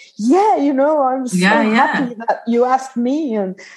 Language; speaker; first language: English; non-native, fluent; Dutch